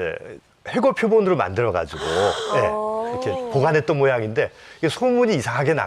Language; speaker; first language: Korean; native; Korean